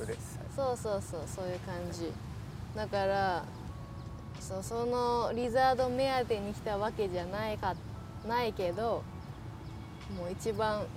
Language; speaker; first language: Japanese; non-native, learner; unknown